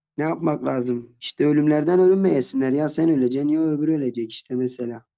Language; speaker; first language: Turkish; native; Turkish